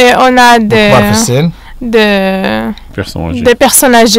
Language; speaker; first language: French; non-native, fluent; Arabic